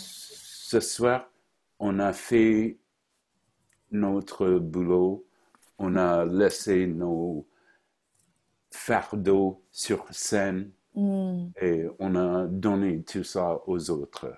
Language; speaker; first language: French; non-native, fluent; English